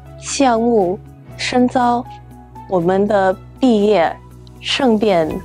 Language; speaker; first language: Chinese; non-native, fluent; English